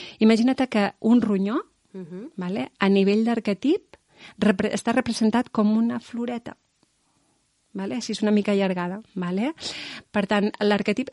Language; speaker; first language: Catalan; non-native, local second language; Spanish